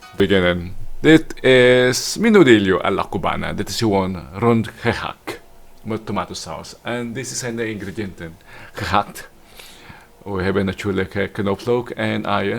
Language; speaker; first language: Dutch; non-native, learner; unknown